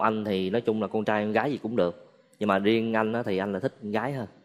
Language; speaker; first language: Vietnamese; native; Vietnamese